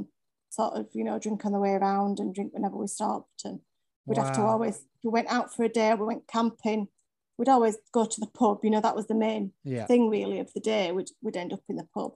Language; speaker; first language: English; native; English